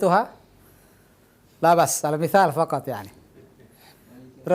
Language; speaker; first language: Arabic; non-native, fluent; Indonesian